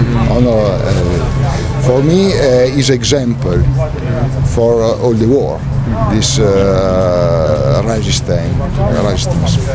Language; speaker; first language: English; non-native, learner; Italian